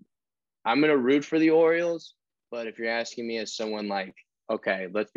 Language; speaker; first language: English; native; English